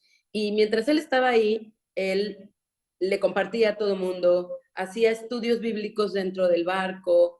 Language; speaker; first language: Spanish; native; Spanish